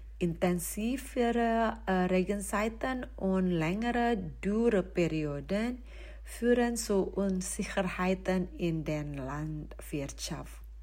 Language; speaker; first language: German; non-native, fluent; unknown